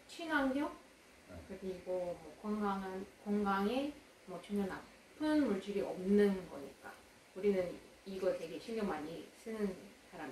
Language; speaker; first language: Korean; non-native, learner; Russian